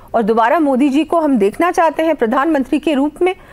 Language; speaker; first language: Hindi; native; Hindi